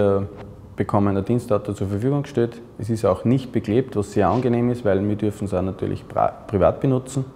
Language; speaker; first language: German; native; German